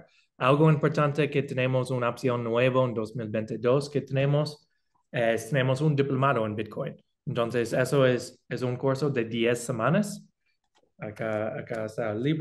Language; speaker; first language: Spanish; non-native, fluent; English